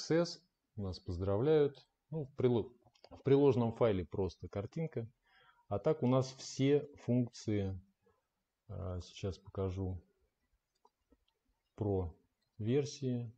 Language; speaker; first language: Russian; native; Russian